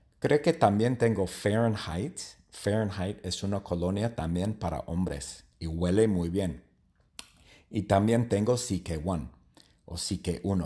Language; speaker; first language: Spanish; non-native, learner; English